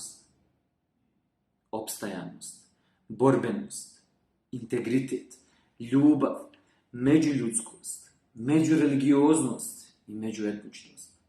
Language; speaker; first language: Bosnian; native; Bosnian